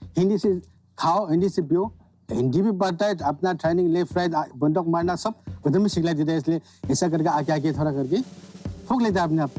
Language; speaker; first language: Hindi; non-native, local second language; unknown